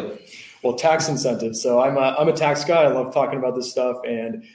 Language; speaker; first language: English; native; English